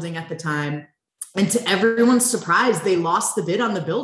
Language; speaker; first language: English; native; English